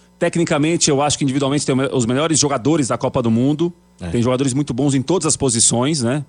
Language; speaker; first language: Portuguese; native; Portuguese